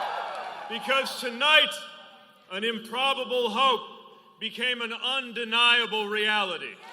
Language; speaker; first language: English; native; English